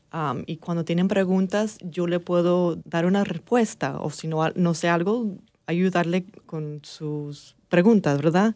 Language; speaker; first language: Spanish; early bilingual, heritage; English